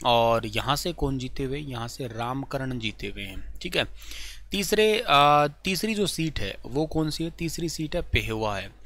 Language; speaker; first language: Hindi; native; Hindi